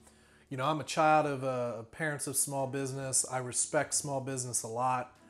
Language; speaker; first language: English; native; English